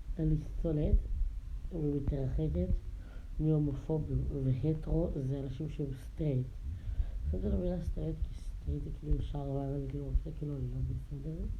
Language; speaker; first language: Hebrew; native; Hebrew